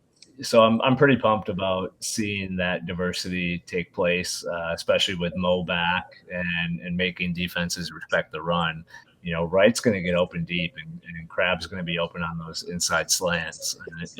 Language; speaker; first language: English; native; English